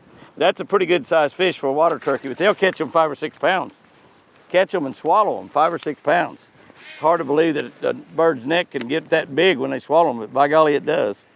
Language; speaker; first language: English; native; English